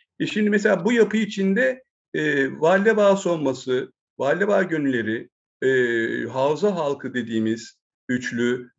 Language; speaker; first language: Turkish; native; Turkish